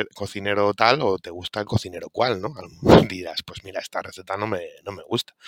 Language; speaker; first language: Spanish; native; Spanish